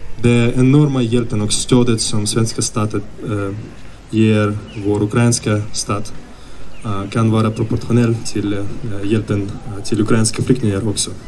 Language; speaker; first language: Swedish; non-native, fluent; Ukrainian